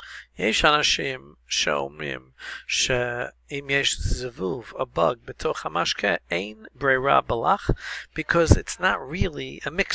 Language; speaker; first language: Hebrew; non-native, fluent; English